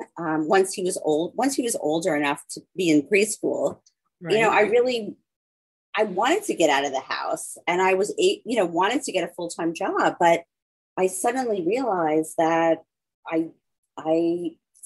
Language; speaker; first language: English; native; English